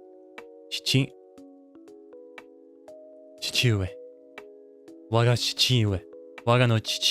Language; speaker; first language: Japanese; non-native, learner; English